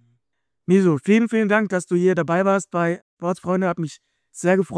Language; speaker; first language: German; native; German